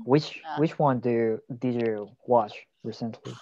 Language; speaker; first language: English; non-native, learner; Korean